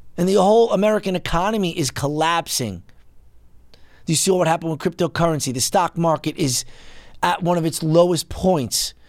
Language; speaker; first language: English; native; English